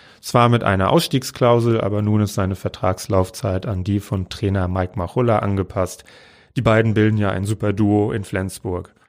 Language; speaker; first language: German; native; German